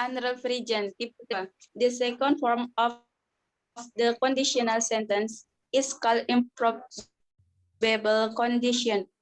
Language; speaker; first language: English; non-native, learner; Indonesian